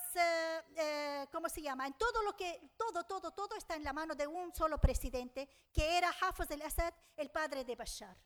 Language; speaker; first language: Spanish; non-native, fluent; Arabic